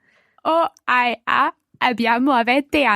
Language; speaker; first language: Italian; non-native, learner; English